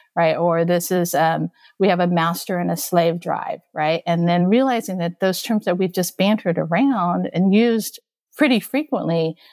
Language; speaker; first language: English; early bilingual, other home language; Japanese